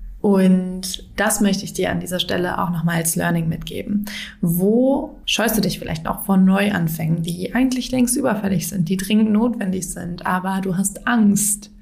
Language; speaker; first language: German; native; German